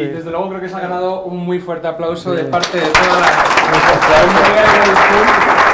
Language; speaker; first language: Spanish; native; Spanish